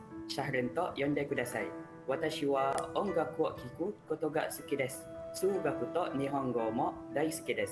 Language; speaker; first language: Japanese; non-native, learner; Malay